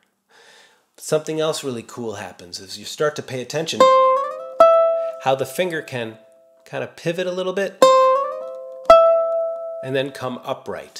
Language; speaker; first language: English; native; English